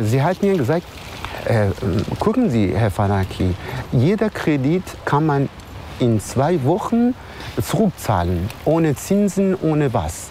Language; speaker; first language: German; non-native, learner; Persian